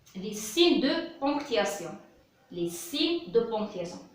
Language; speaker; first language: French; non-native, local second language; Arabic